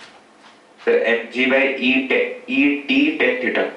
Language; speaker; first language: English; non-native, learner; Hindi